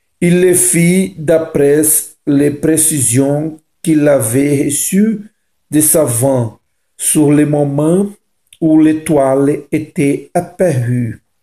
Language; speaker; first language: French; non-native, learner; Portuguese